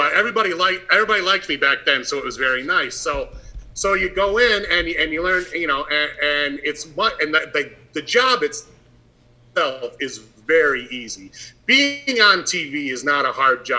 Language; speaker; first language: English; native; English